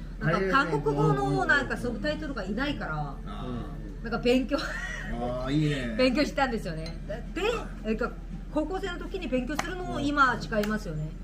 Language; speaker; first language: Japanese; non-native, learner; Korean